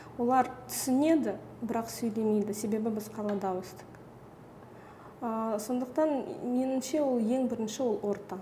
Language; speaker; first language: Kazakh; non-native, local second language; Russian